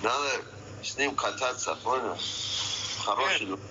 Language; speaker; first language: Russian; non-native, learner; Persian